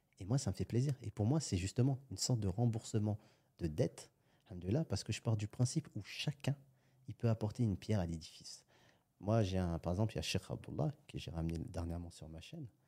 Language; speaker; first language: French; native; French